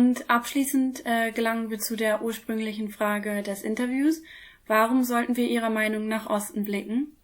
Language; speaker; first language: German; native; German